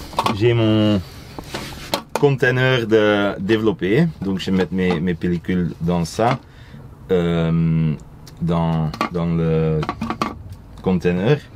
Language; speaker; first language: French; non-native, local second language; Dutch